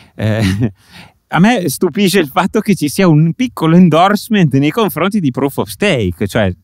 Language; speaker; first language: Italian; native; Italian